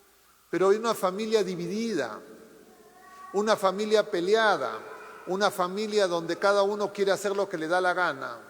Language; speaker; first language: Spanish; native; Spanish